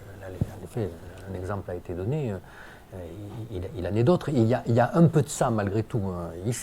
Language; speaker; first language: French; native; French